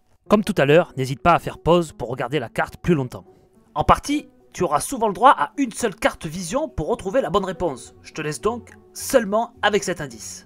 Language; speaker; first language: French; native; French